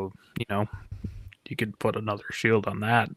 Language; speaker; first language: English; native; English